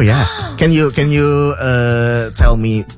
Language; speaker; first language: English; non-native, local second language; Indonesian